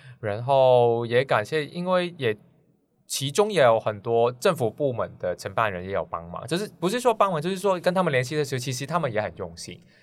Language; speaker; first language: Chinese; non-native, local second language; Cantonese